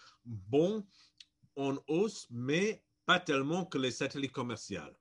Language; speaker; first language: French; non-native, fluent; English